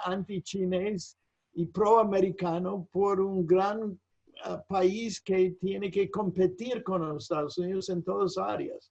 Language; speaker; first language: Spanish; non-native, fluent; English